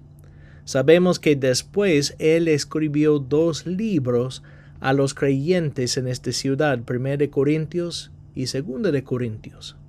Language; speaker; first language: Spanish; non-native, fluent; English